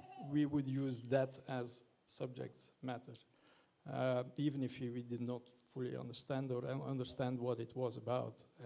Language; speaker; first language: English; non-native, fluent; French